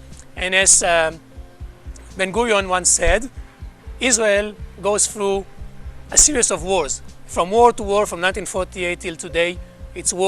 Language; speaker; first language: English; non-native, fluent; Hebrew